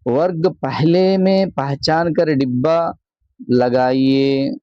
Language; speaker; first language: Hindi; non-native, local second language; Telugu